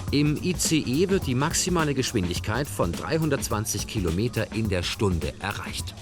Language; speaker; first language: German; native; German